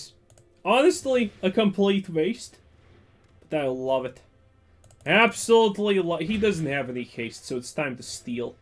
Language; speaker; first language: English; non-native, fluent; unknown